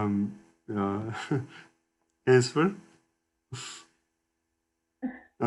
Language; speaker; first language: English; non-native, learner; Turkish